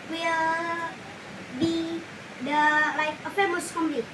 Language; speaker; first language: English; non-native, learner; Indonesian